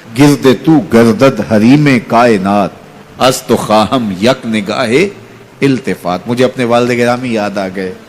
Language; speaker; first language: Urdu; non-native, local second language; Punjabi